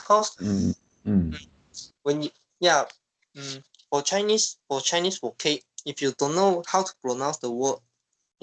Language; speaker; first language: English; non-native, local second language; Chinese